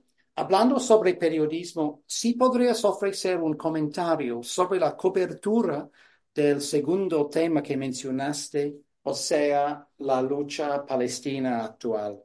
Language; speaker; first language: Spanish; non-native, fluent; English